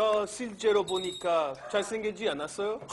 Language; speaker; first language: Korean; non-native, learner; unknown